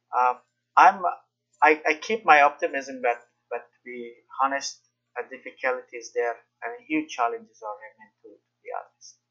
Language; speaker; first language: English; non-native, fluent; Persian